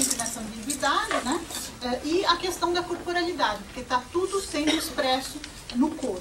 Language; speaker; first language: Portuguese; native; Portuguese